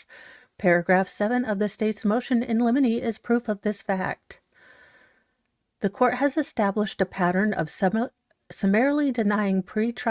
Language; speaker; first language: English; native; English